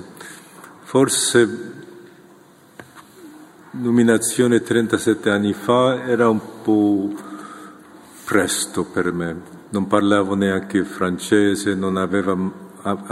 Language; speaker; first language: Italian; non-native, fluent; Korean